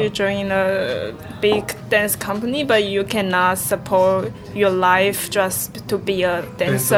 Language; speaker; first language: English; non-native, learner; Chinese